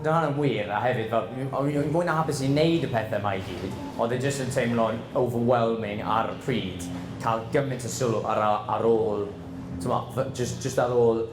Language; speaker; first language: Welsh; non-native, fluent; English